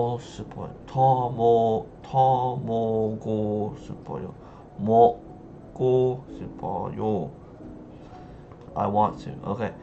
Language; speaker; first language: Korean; non-native, learner; English